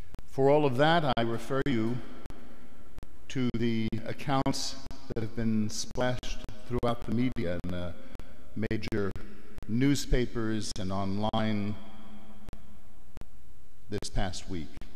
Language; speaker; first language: English; native; English